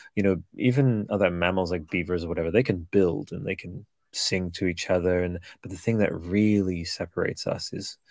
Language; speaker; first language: English; early bilingual, other home language; Italian